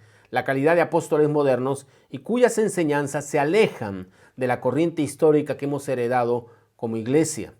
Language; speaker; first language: Spanish; native; Spanish